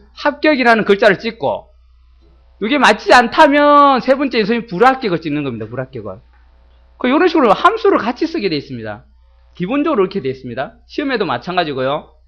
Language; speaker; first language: Korean; native; Korean